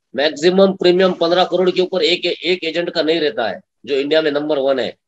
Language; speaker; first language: Hindi; non-native, local second language; Marathi